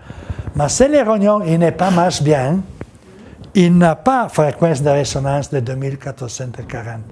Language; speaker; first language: French; non-native, learner; Italian